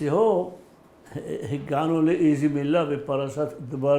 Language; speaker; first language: Hebrew; early bilingual, other home language; Arabic